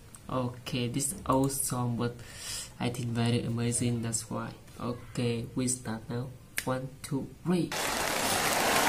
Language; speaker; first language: English; non-native, learner; Vietnamese